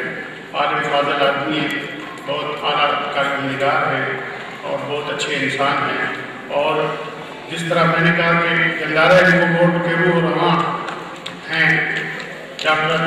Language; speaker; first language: Urdu; non-native, local second language; Northern Hindko